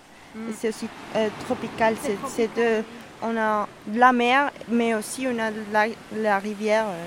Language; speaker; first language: French; non-native, learner; Spanish